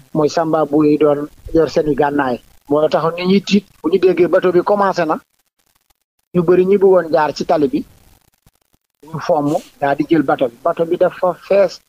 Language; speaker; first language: Wolof; non-native, local second language; Jola-Fonyi